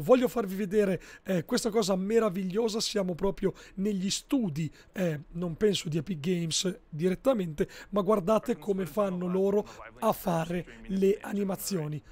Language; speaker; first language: Italian; native; Italian